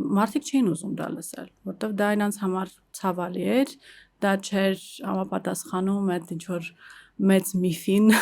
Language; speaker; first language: Armenian; early bilingual, heritage; Armenian